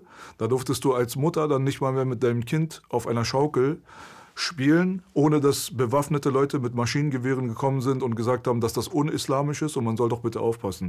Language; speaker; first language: German; early bilingual, other home language; Persian